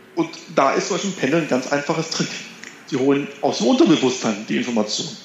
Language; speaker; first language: German; native; German